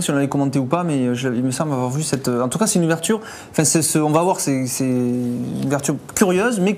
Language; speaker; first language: French; native; French